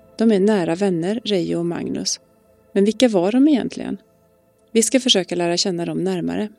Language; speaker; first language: Swedish; native; Swedish